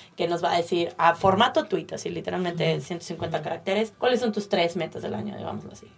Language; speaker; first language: Spanish; native; Spanish